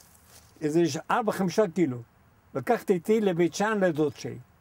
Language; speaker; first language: Hebrew; non-native, fluent; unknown